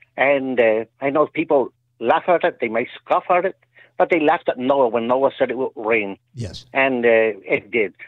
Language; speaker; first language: English; native; English